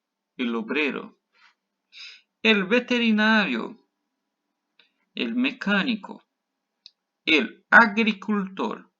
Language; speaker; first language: Spanish; non-native, fluent; Portuguese